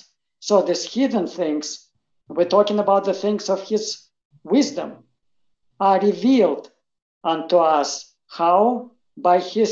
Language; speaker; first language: English; non-native, fluent; Russian